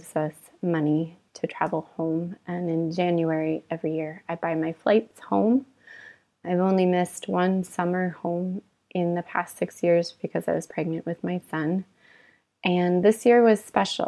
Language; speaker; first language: English; native; English